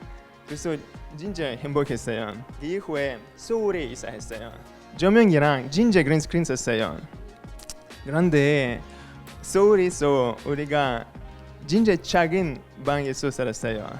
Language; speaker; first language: Korean; non-native, learner; French